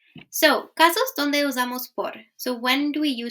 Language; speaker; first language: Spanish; non-native, fluent; English